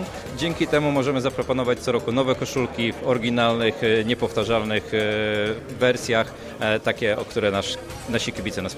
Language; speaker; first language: Polish; native; Polish